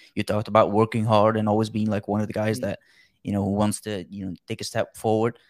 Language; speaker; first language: English; non-native, fluent; Dutch